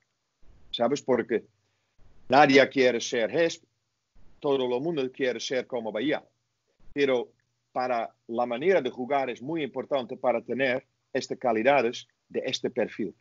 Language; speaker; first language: Spanish; non-native, fluent; Dutch